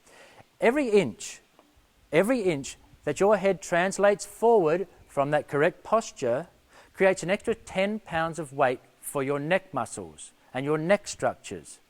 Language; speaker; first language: English; native; English